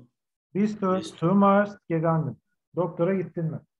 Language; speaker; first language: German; non-native, fluent; Turkish